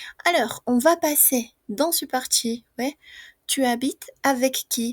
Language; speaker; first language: French; non-native, fluent; Spanish